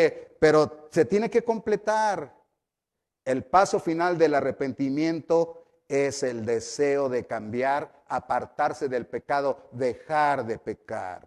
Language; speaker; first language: Spanish; native; Spanish